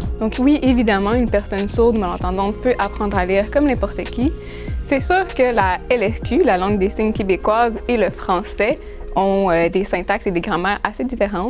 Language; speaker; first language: French; native; French